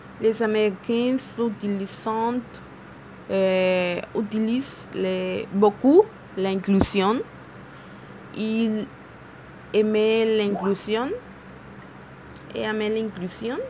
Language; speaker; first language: French; non-native, learner; Spanish